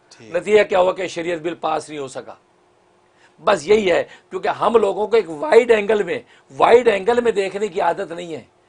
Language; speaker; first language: Urdu; non-native, local second language; Punjabi